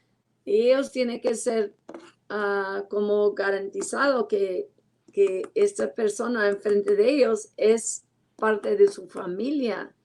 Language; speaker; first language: Spanish; non-native, learner; English